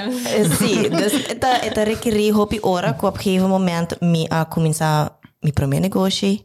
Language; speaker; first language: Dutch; non-native, local second language; Papiamento